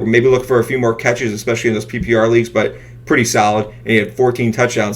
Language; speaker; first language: English; native; English